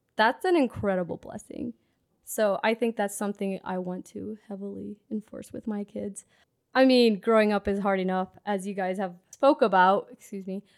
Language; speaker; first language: English; non-native, local second language; Pennsylvania German